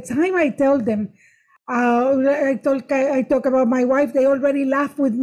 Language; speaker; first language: English; non-native, fluent; Spanish